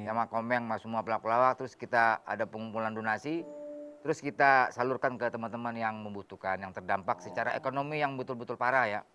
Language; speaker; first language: Indonesian; native; Indonesian